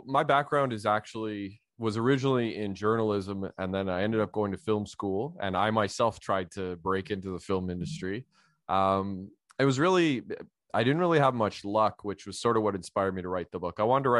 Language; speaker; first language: English; native; English